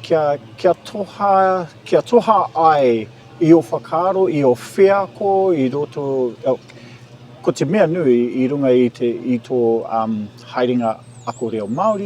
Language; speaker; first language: Māori; non-native, local second language; English